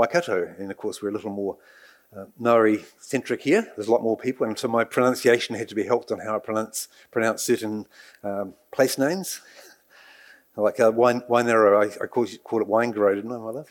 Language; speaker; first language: English; native; English